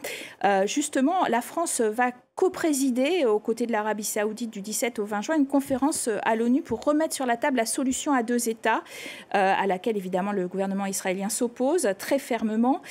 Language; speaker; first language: French; native; French